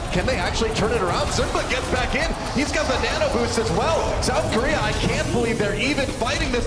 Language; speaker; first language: English; native; English